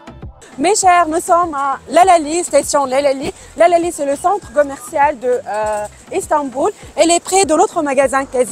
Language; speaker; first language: French; non-native, learner; Turkish